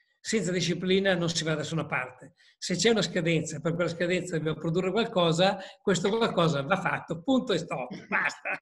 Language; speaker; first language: Italian; native; Italian